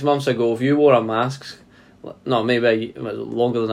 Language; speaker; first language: English; native; English